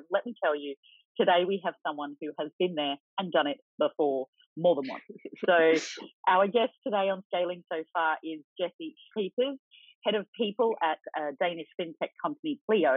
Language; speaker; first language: English; native; English